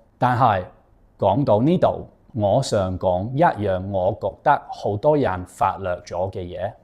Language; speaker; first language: Cantonese; non-native, fluent; English